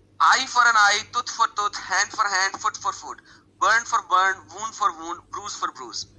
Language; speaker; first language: Urdu; native; Urdu